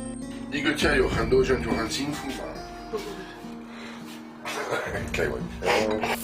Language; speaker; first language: Chinese; non-native, fluent; French